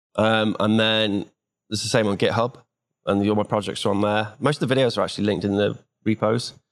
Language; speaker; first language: English; native; English